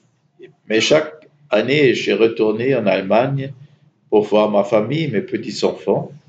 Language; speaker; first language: French; non-native, fluent; German